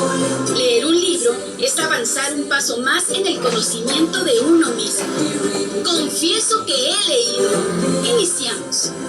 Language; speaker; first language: Spanish; native; Spanish